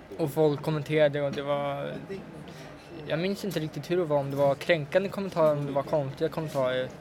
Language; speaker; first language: Swedish; early bilingual, other home language; Russian